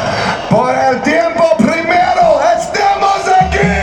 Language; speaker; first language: Spanish; non-native, learner; English